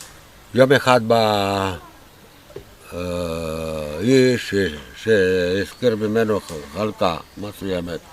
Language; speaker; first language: Hebrew; non-native, fluent; Romanian